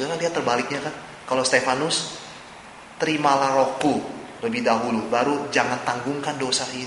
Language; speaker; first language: Indonesian; native; Indonesian